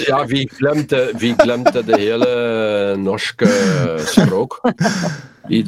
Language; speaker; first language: Norwegian; non-native, learner; Polish